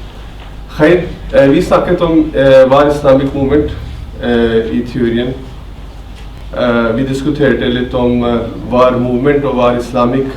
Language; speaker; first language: Norwegian; non-native, fluent; Urdu